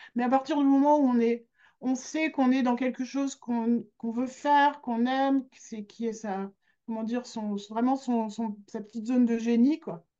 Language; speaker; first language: French; native; French